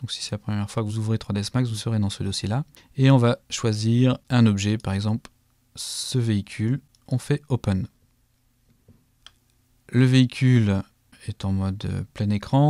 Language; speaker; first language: French; native; French